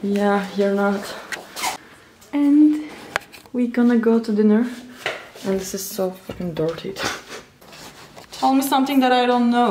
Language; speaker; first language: English; non-native, fluent; Turkish